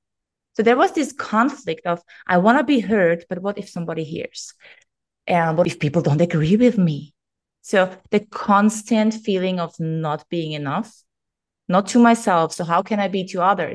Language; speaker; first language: English; non-native, fluent; German